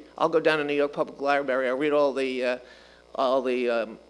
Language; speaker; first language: English; native; English